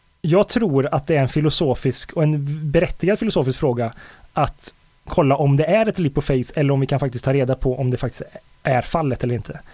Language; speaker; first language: Swedish; native; Swedish